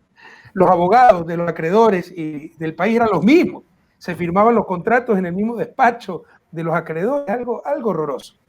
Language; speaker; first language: Spanish; native; Spanish